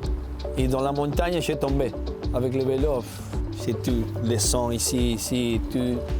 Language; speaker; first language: French; non-native, learner; Spanish